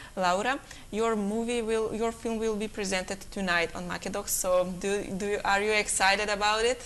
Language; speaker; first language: English; non-native, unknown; Macedonian